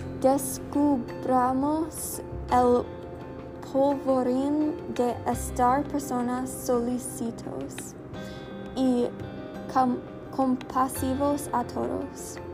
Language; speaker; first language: Spanish; non-native, learner; English